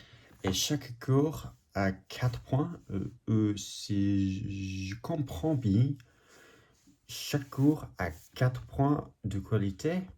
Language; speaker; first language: French; non-native, learner; English